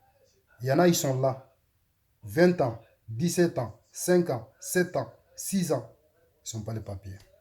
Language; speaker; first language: French; non-native, learner; Soninke